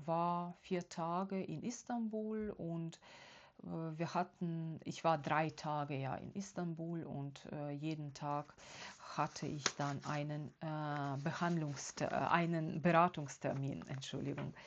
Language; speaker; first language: German; non-native, fluent; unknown